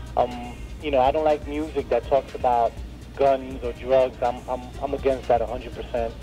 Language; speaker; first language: English; native; English